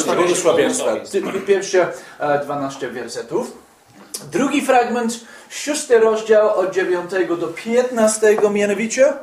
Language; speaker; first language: Polish; non-native, fluent; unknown